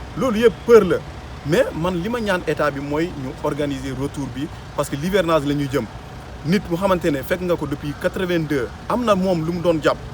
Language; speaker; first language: Wolof; non-native, local second language; Jola-Fonyi